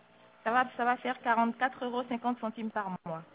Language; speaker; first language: French; native; French